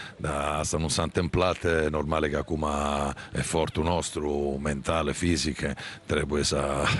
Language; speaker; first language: Romanian; non-native, fluent; Italian